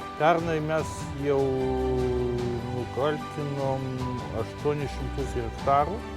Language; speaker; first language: Lithuanian; non-native, local second language; Polish